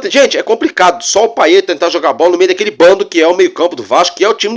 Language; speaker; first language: Portuguese; native; Portuguese